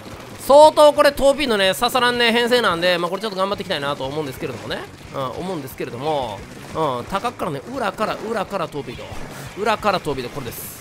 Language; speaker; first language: Japanese; native; Japanese